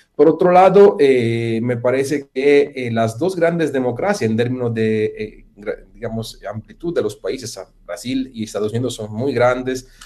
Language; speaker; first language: Spanish; non-native, fluent; Italian